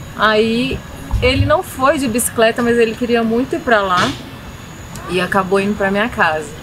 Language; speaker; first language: Portuguese; native; Portuguese